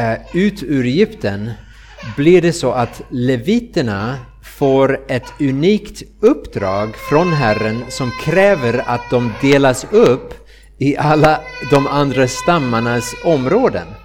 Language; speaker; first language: Swedish; non-native, fluent; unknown